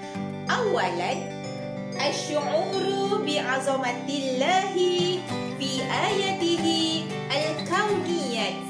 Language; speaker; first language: Arabic; non-native, fluent; Malay